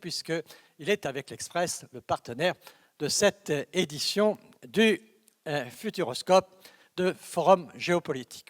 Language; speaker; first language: French; native; French